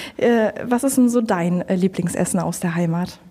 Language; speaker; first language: German; native; German